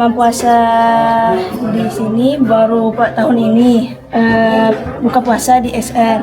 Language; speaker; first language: Indonesian; native; Indonesian